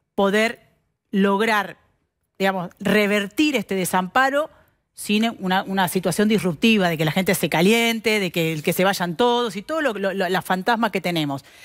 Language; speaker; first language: Spanish; native; Spanish